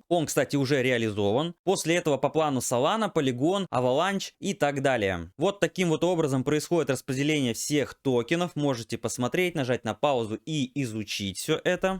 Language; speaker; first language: Russian; native; Russian